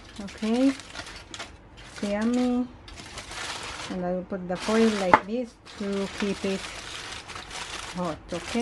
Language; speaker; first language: English; non-native, learner; Arabic